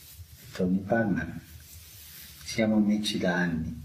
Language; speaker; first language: Italian; non-native, fluent; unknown